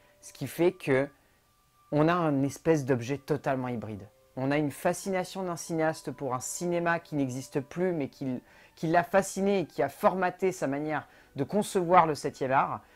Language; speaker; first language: French; native; French